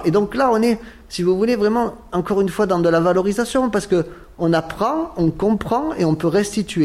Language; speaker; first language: French; native; French